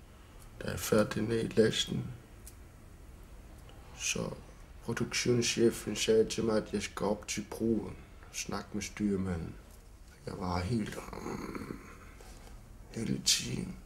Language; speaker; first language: Danish; non-native, local second language; Kalaallisut